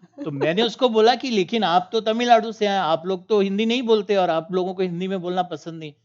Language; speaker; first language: Hindi; non-native, local second language; Punjabi